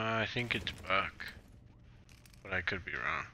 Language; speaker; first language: English; native; English